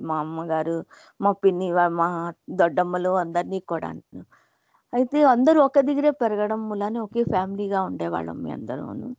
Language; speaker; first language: Telugu; non-native, local second language; Hindi